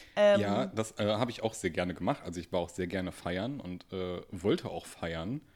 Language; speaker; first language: German; native; German